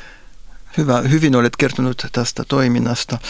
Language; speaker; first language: Finnish; non-native, fluent; French